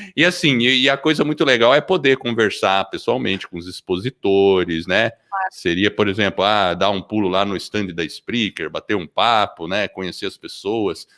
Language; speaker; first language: Portuguese; early bilingual, other home language; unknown